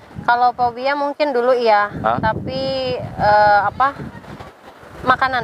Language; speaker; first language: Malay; non-native, local second language; Sundanese